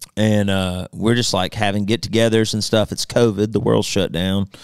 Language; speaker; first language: English; native; English